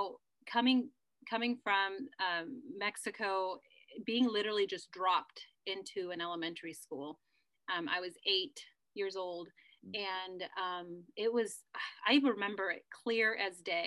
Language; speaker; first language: English; early bilingual, other home language; Spanish